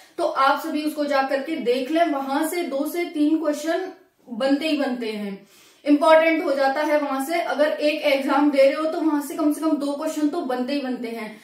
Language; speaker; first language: Hindi; native; Hindi